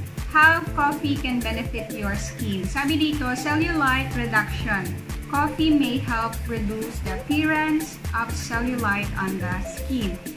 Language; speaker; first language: English; non-native, local second language; Filipino